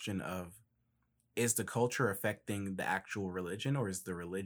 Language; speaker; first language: English; native; English